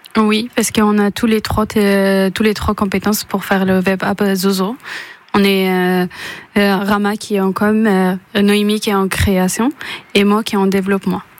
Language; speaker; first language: French; non-native, learner; Persian